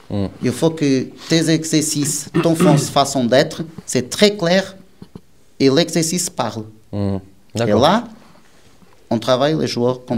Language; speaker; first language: French; non-native, learner; Portuguese